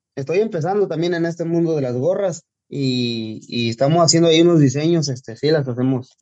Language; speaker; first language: Spanish; native; Spanish